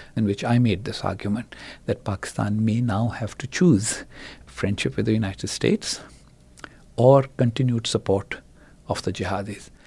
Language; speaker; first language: English; non-native, local second language; Urdu